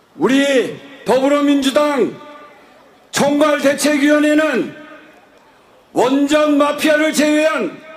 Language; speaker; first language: Korean; native; Korean